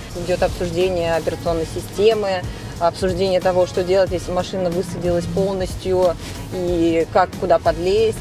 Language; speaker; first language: Russian; native; Russian